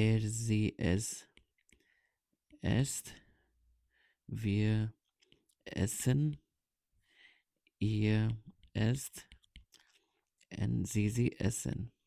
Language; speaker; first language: German; non-native, fluent; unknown